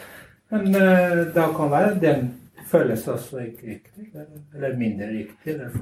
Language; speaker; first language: Norwegian; non-native, learner; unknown